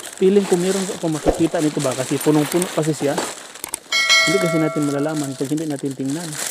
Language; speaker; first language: Filipino; non-native, local second language; Cebuano